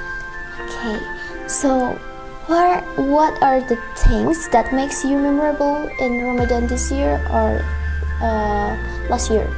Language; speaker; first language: English; non-native, learner; Indonesian